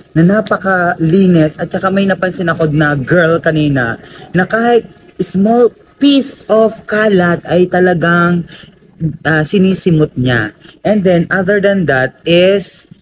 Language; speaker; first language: Filipino; native; Filipino